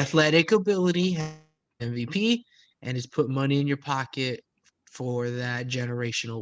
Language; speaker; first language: English; native; English